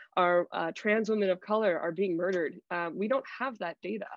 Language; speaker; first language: English; native; English